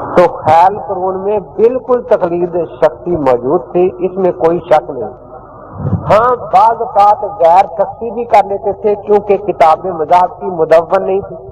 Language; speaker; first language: Urdu; non-native, local second language; Punjabi